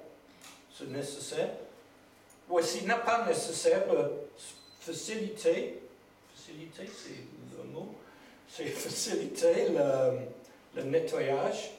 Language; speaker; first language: French; non-native, learner; English